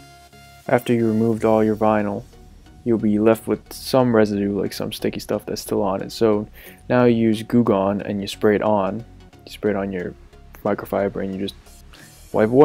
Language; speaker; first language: English; native; English